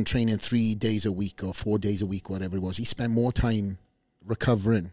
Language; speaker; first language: English; native; English